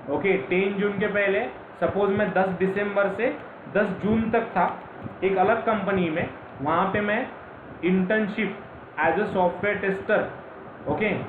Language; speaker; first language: Hindi; non-native, local second language; Marathi